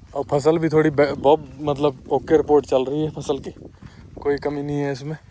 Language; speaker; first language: Hindi; non-native, local second language; Punjabi